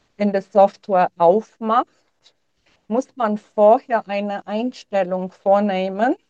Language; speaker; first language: German; non-native, fluent; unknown